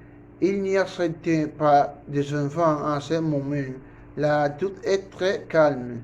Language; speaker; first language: French; non-native, learner; Spanish